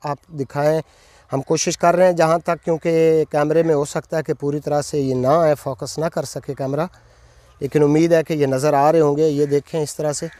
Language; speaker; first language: Urdu; non-native, local second language; Punjabi